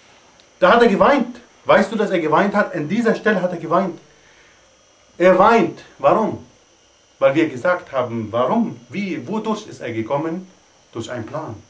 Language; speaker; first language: German; non-native, fluent; Arabic